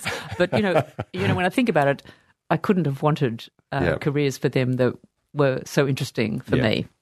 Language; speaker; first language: English; native; English